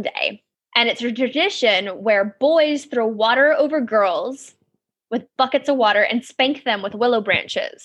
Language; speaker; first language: English; native; English